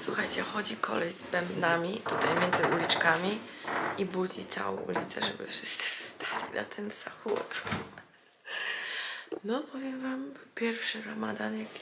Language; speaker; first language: Polish; native; Polish